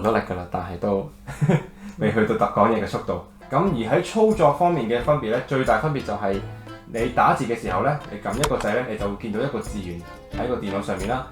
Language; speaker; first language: Cantonese; native; Cantonese